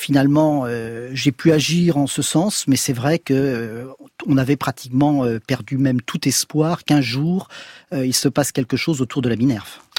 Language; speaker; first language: French; native; French